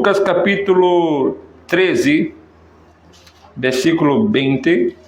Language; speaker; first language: Spanish; non-native, fluent; Portuguese